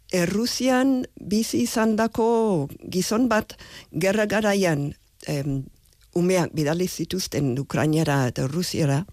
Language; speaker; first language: Basque; early bilingual, other home language; English